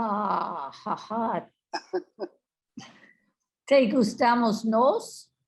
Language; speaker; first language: Spanish; non-native, learner; English